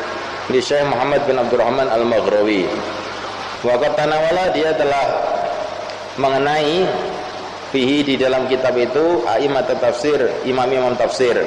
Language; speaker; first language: Indonesian; native; Indonesian